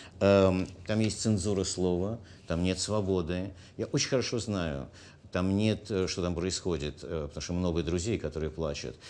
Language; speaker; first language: Russian; native; Russian